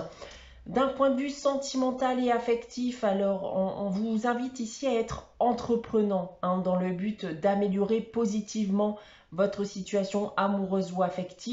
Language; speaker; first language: French; native; French